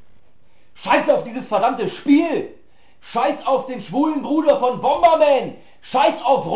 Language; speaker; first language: German; native; German